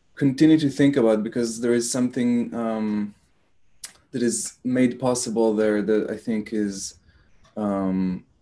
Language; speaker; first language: English; non-native, fluent; Hebrew